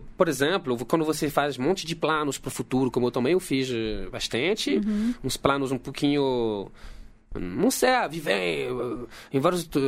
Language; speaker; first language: Portuguese; non-native, fluent; French